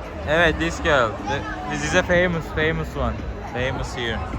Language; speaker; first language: English; non-native, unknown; Turkish